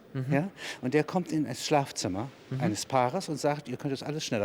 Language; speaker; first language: German; native; German